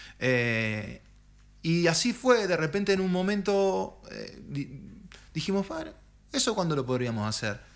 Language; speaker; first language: Spanish; native; Spanish